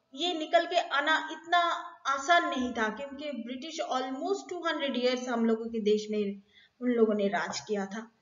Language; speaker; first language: Hindi; non-native, local second language; Bangla